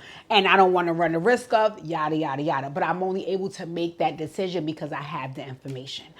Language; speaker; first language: English; native; English